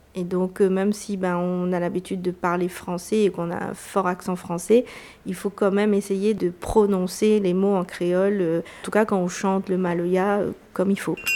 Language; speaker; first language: French; native; French